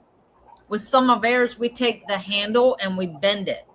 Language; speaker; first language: English; native; English